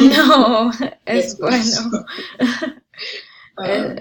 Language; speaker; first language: Spanish; non-native, learner; English